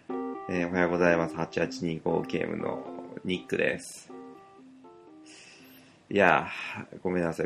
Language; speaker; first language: Japanese; native; Japanese